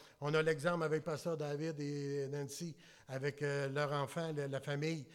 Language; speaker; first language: French; native; French